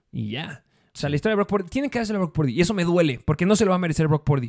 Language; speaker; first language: Spanish; native; Spanish